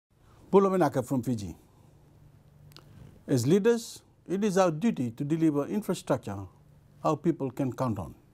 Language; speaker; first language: English; non-native, local second language; Fijian